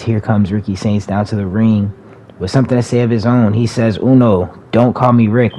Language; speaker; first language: English; native; English